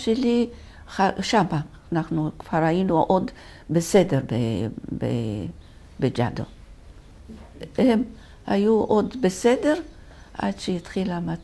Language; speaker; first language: Hebrew; non-native, fluent; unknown